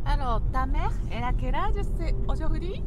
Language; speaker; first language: French; non-native, learner; Japanese